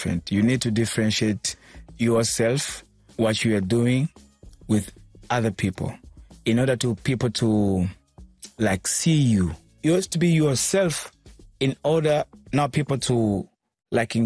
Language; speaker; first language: English; non-native, local second language; Swahili